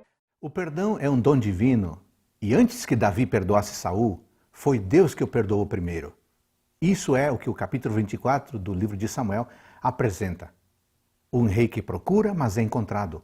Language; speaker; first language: Portuguese; native; Portuguese